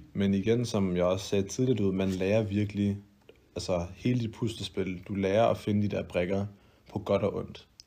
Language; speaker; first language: Danish; early bilingual, other home language; Arabic